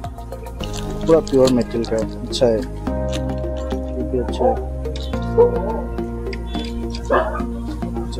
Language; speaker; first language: Hindi; non-native, local second language; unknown